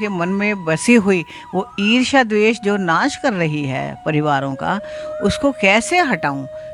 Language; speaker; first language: Hindi; native; Hindi